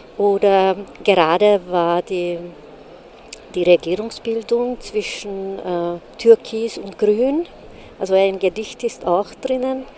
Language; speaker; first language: German; non-native, fluent; Hungarian